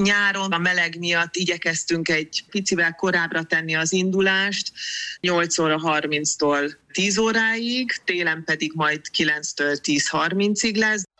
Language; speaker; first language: Hungarian; native; Hungarian